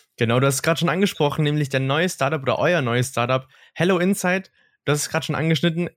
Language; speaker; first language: German; native; German